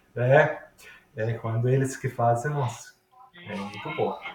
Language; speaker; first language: Portuguese; non-native, fluent; Italian